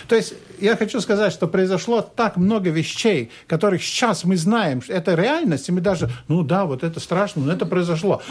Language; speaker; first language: Russian; non-native, local second language; Latvian